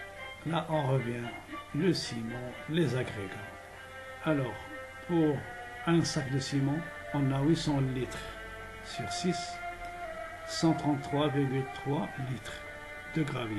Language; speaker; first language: French; non-native, local second language; Arabic